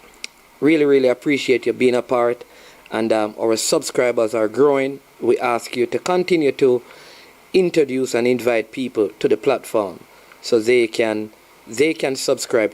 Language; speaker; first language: English; non-native, local second language; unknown